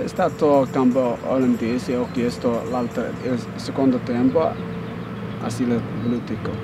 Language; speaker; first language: Italian; non-native, learner; Somali